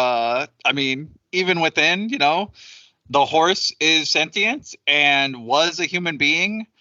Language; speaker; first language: English; native; English